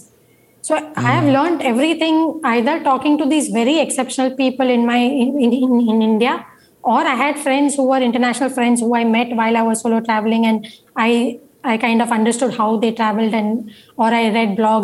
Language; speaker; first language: English; non-native, local second language; Marathi